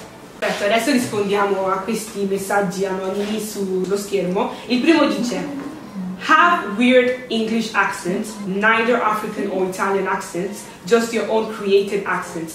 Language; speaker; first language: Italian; early bilingual, other home language; English